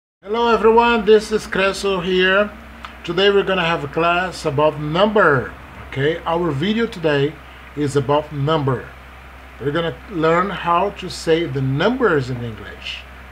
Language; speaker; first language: English; non-native, fluent; Portuguese